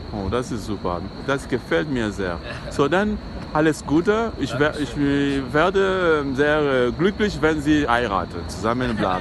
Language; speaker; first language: German; non-native, learner; Lingala